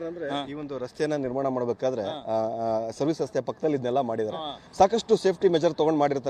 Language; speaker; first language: Kannada; native; Kannada